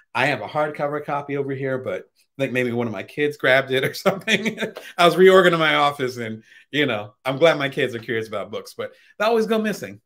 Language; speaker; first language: English; native; English